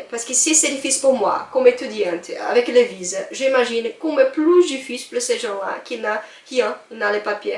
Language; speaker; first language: French; non-native, fluent; Portuguese